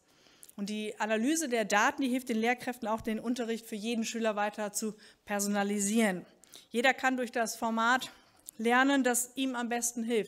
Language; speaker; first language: German; native; German